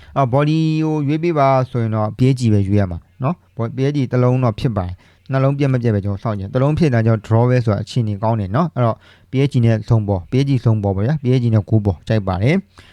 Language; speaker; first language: Burmese; native; Burmese